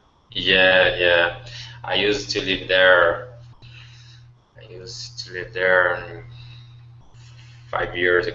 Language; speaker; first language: English; non-native, learner; Portuguese